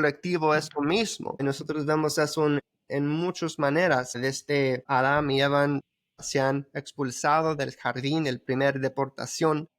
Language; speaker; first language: Spanish; early bilingual, heritage; Spanish